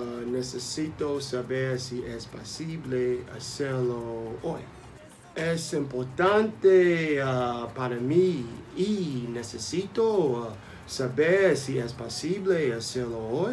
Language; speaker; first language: Spanish; non-native, learner; English